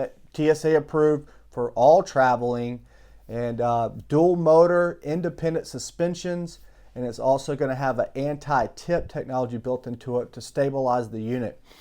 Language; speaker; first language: English; native; English